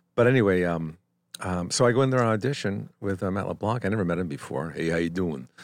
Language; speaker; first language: English; native; English